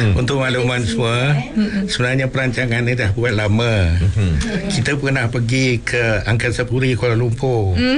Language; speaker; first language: Malay; native; Malay